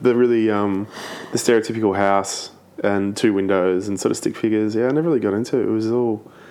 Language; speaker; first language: English; native; English